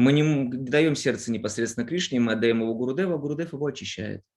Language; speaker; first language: Russian; native; Russian